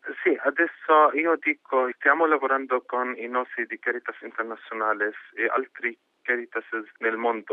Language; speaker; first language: Italian; non-native, fluent; Arabic